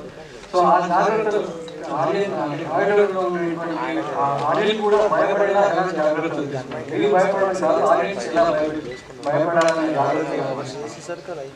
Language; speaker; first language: Telugu; native; Telugu